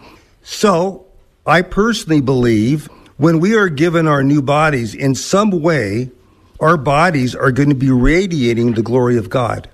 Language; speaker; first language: English; native; English